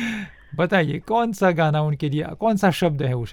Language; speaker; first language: Hindi; non-native, local second language; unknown